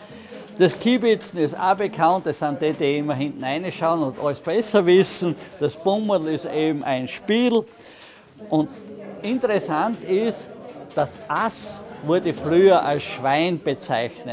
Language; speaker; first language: German; native; German